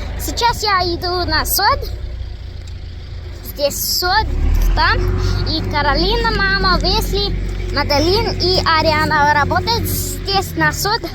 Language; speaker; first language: Russian; non-native, learner; English